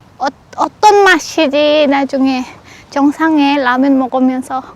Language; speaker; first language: Korean; non-native, learner; Indonesian